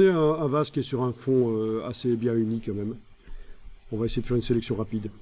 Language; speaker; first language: French; native; French